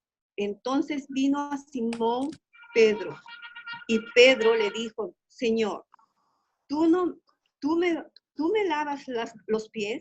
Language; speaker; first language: Spanish; native; Spanish